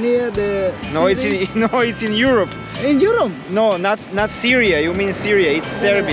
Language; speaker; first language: English; non-native, learner; Serbian